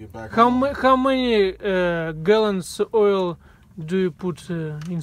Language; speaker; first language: English; non-native, learner; Russian